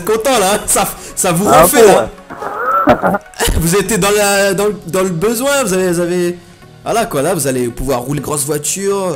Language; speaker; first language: French; native; French